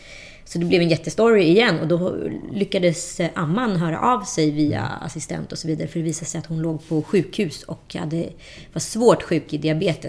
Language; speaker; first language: Swedish; native; Swedish